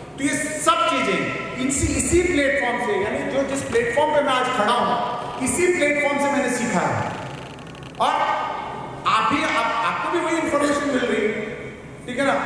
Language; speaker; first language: Hindi; non-native, local second language; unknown